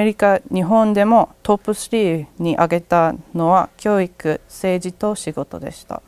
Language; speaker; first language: Japanese; non-native, learner; English